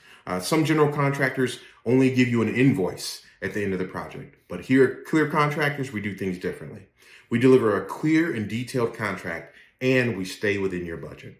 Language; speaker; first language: English; native; English